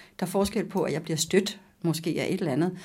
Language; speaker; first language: Danish; native; Danish